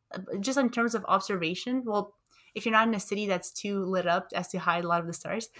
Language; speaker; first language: English; early bilingual, other home language; Romanian